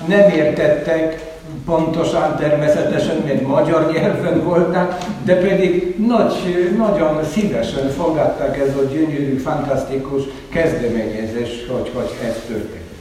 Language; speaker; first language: Hungarian; non-native, fluent; Polish